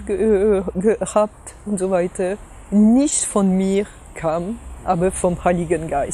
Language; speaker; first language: German; non-native, fluent; French